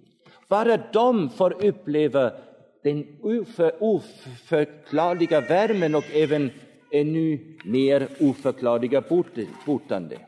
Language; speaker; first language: Swedish; non-native, fluent; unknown